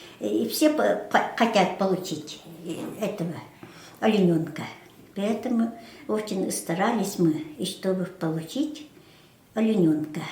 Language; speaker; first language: Russian; non-native, local second language; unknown